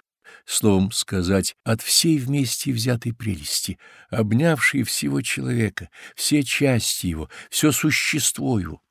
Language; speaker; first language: Russian; native; Russian